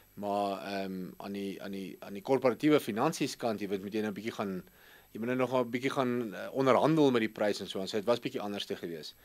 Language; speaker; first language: Afrikaans; native; Afrikaans